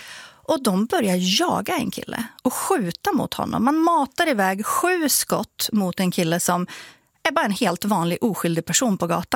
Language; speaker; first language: Swedish; native; Swedish